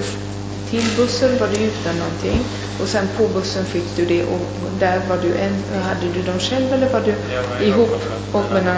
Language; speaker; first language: Swedish; non-native, fluent; Italian